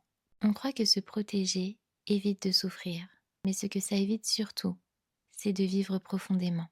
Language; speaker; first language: French; native; French